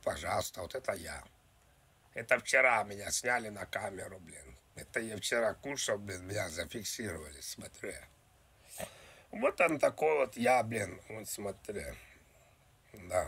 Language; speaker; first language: Russian; native; Russian